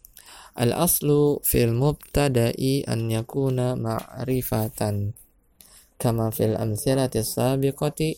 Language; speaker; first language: Arabic; non-native, fluent; Indonesian